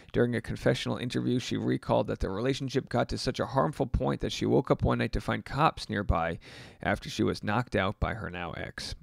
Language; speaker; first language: English; native; English